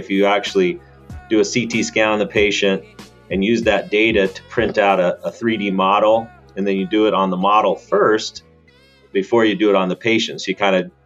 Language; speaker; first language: English; native; English